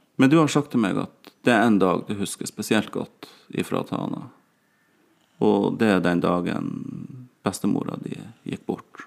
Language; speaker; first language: Norwegian; native; Norwegian